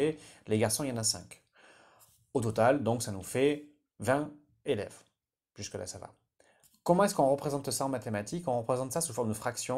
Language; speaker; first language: French; native; French